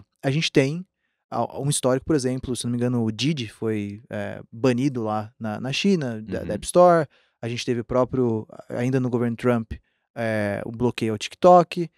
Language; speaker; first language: Portuguese; native; Portuguese